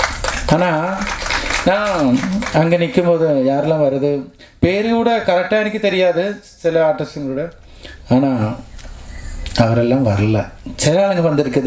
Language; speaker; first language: Tamil; non-native, local second language; Malayalam